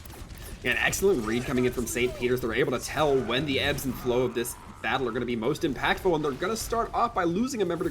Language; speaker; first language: English; native; English